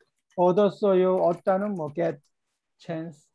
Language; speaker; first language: Korean; native; Korean